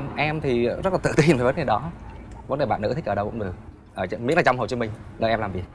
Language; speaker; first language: Vietnamese; native; Vietnamese